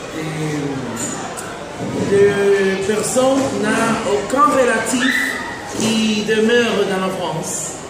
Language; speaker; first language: French; non-native, learner; Spanish